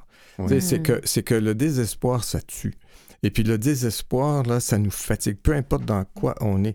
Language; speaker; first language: French; native; French